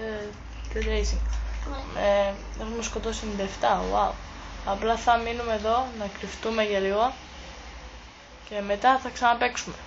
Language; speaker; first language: Greek; native; Greek